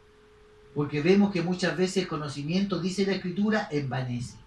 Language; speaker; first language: Spanish; native; Spanish